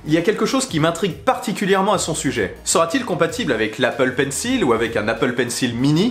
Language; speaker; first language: French; native; French